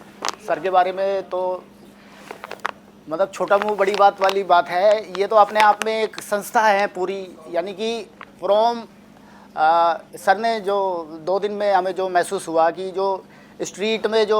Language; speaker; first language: Hindi; native; Hindi